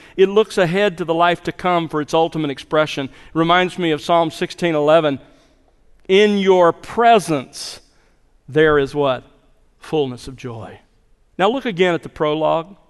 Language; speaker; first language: English; native; English